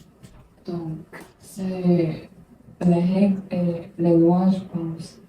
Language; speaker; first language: French; non-native, learner; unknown